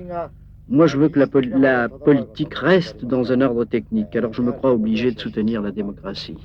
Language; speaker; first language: French; native; French